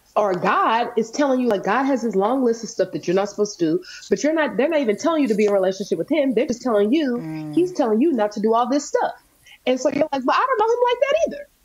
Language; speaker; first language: English; native; English